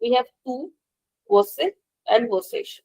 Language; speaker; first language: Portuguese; non-native, fluent; Hindi